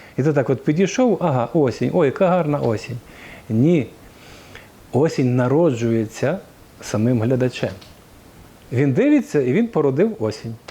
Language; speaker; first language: Ukrainian; native; Ukrainian